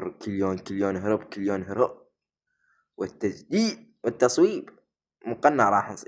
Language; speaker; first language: Arabic; native; Arabic